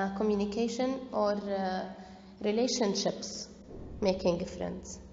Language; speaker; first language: English; non-native, fluent; Arabic